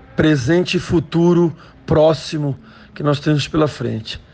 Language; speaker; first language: Portuguese; native; Portuguese